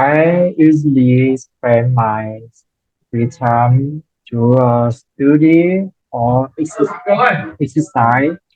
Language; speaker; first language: English; non-native, learner; Vietnamese